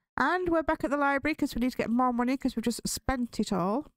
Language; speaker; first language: English; native; English